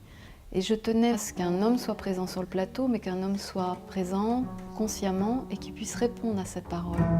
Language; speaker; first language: French; native; French